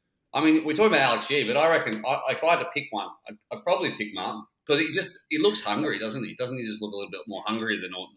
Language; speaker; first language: English; native; English